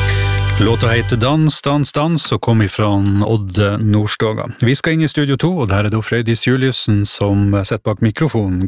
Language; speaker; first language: Norwegian; native; Norwegian